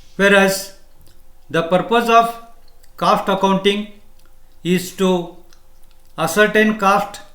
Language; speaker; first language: English; non-native, local second language; Kannada